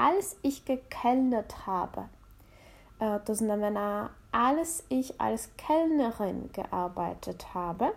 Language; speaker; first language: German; non-native, fluent; Czech